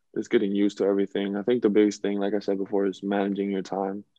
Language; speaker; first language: English; non-native, fluent; German